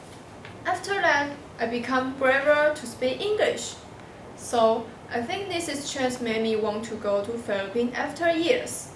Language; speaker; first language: English; non-native, learner; Chinese